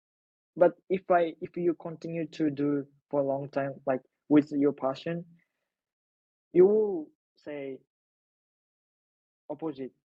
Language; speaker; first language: English; non-native, learner; Japanese